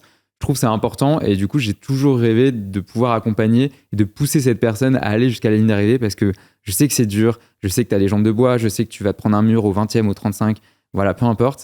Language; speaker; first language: French; native; French